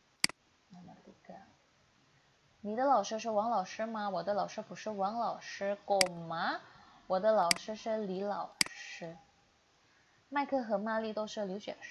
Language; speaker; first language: Chinese; non-native, fluent; Indonesian